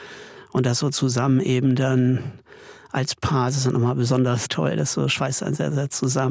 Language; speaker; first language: German; native; German